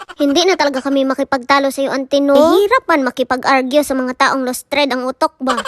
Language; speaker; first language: Filipino; non-native, local second language; Cebuano